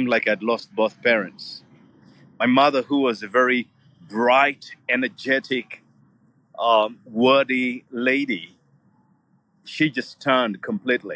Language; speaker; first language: English; non-native, local second language; Ganda